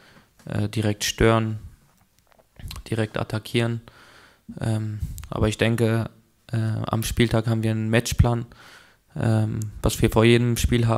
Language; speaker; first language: German; early bilingual, other home language; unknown